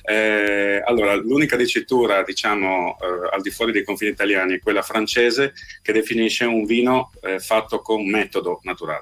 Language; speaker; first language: Italian; native; Italian